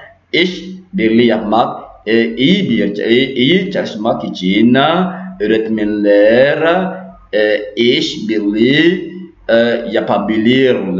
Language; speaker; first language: Turkish; non-native, fluent; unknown